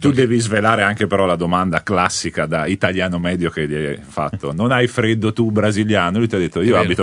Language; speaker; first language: Italian; native; Italian